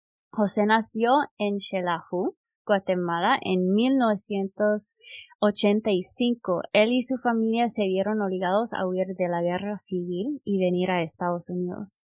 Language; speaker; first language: Spanish; non-native, fluent; English